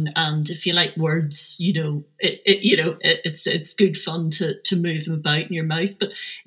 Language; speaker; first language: English; native; English